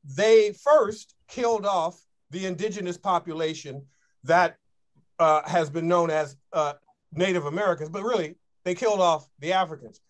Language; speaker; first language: English; native; English